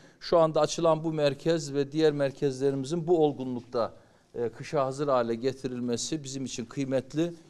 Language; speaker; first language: Turkish; native; Turkish